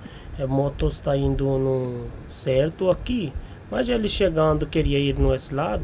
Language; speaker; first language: Portuguese; non-native, learner; Hindi